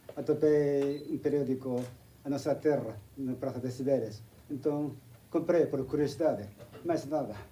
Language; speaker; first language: Galician; non-native, fluent; Japanese